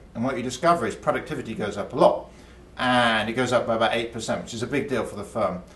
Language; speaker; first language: English; native; English